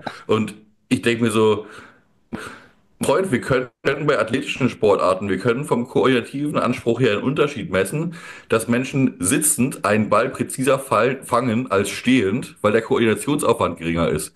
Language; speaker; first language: German; native; German